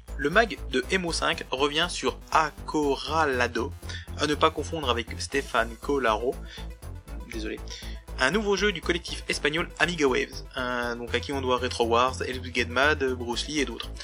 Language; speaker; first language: French; native; French